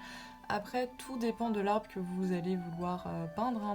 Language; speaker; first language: French; native; French